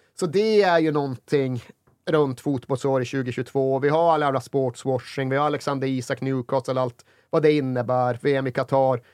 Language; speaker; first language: Swedish; native; Swedish